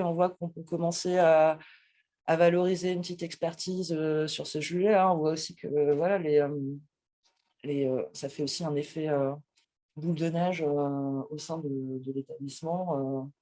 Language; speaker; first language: French; native; French